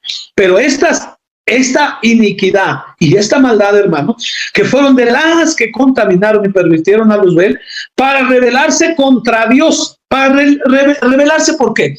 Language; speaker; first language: Spanish; native; Spanish